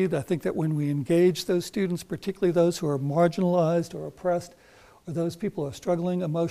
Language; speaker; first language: English; native; English